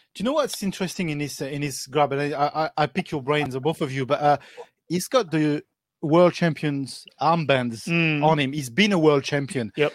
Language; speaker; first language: English; non-native, fluent; French